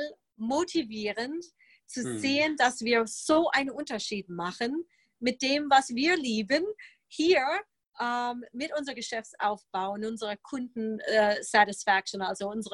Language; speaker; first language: German; non-native, fluent; English